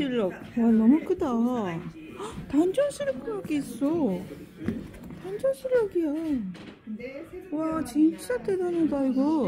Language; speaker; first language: Korean; non-native, fluent; Japanese